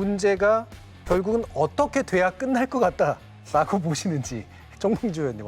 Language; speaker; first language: Korean; native; Korean